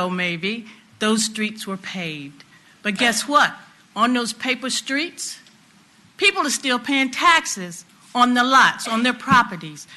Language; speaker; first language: English; native; English